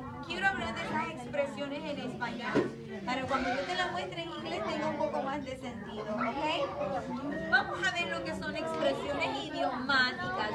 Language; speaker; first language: Spanish; native; Spanish